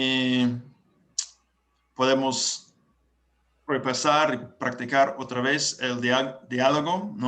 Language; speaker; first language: Spanish; non-native, learner; English